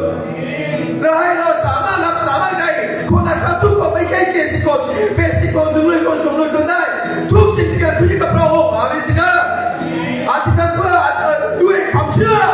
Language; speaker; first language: Thai; non-native, fluent; Korean